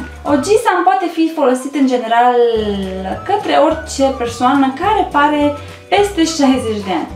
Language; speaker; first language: Romanian; native; Romanian